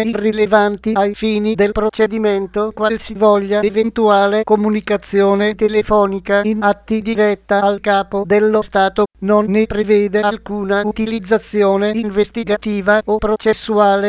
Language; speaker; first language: Italian; native; Italian